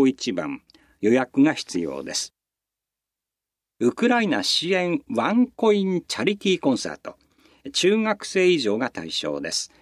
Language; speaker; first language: Japanese; native; Japanese